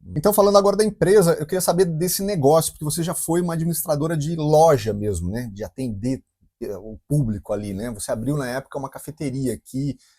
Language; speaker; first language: Portuguese; native; Portuguese